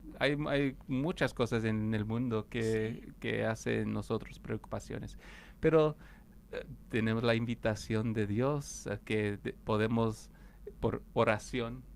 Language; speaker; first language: Spanish; non-native, fluent; English